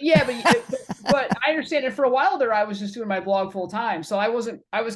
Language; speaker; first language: English; native; English